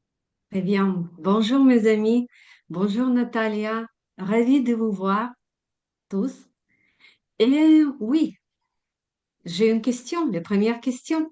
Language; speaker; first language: French; non-native, fluent; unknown